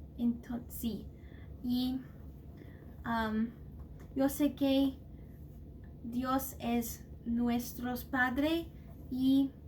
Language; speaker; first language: Spanish; non-native, learner; English